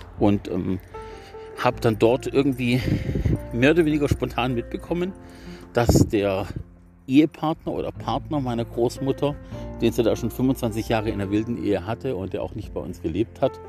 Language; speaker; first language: German; native; German